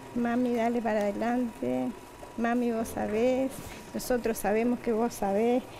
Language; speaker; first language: Spanish; native; Spanish